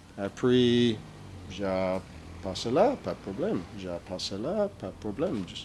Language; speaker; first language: French; non-native, learner; English